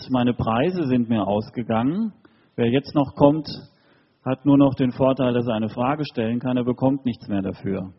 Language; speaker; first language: German; native; German